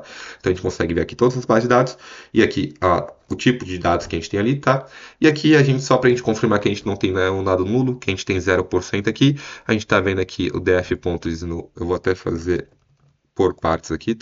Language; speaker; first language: Portuguese; native; Portuguese